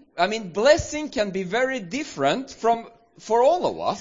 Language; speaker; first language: English; non-native, fluent; Swedish